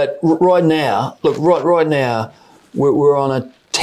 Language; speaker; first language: English; native; English